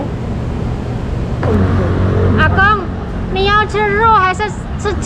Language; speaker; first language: Chinese; non-native, fluent; Javanese